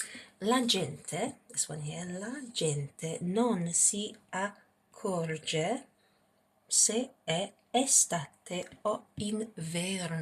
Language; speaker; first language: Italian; non-native, fluent; English